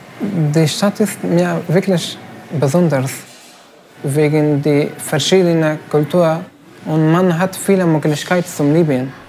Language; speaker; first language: German; non-native, learner; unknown